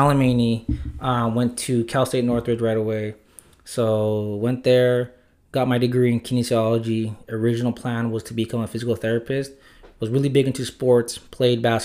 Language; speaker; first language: English; native; English